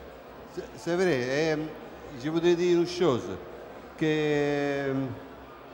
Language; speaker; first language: French; non-native, fluent; Italian